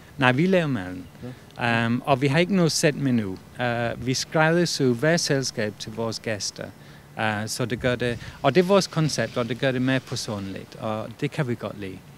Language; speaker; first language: Danish; non-native, fluent; English